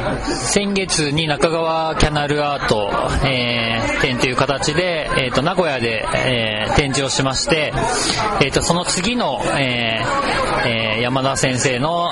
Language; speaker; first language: Japanese; native; Japanese